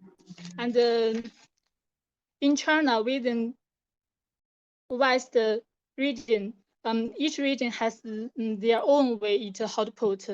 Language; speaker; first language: English; non-native, learner; Chinese